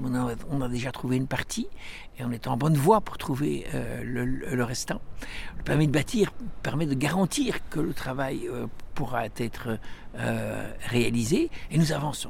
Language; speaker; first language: French; native; French